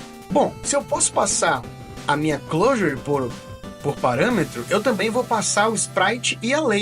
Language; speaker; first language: Portuguese; native; Portuguese